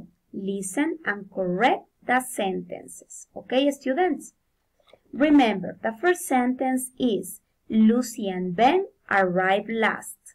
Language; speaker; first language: English; non-native, fluent; Spanish